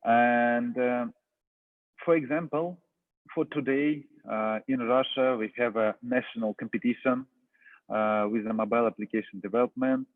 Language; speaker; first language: English; non-native, fluent; Russian